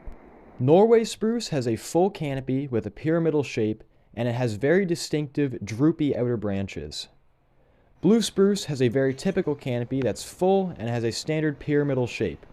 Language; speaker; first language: English; native; English